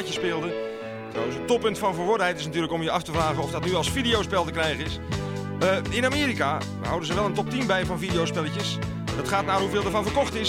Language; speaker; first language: Dutch; native; Dutch